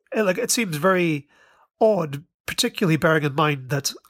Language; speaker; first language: English; native; English